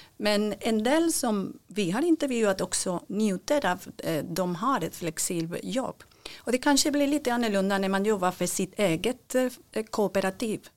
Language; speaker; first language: Swedish; non-native, fluent; Spanish